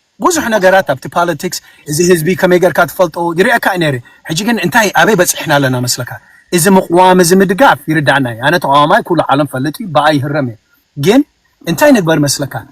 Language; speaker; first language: Tigrinya; early bilingual, heritage; Tigrinya